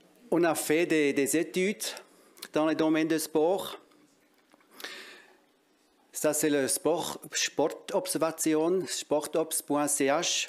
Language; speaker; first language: French; non-native, local second language; German